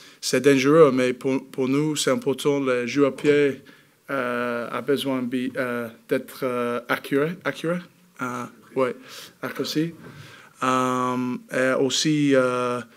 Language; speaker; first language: French; non-native, learner; English